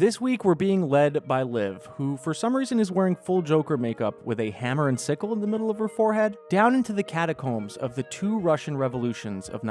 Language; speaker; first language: English; native; English